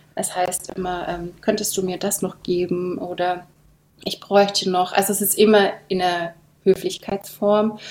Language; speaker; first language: German; native; German